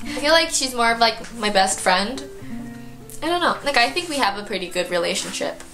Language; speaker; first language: English; early bilingual, other home language; Japanese